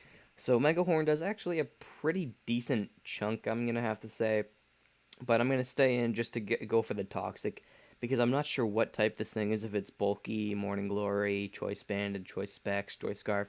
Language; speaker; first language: English; native; English